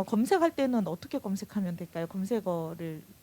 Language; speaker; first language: Korean; native; Korean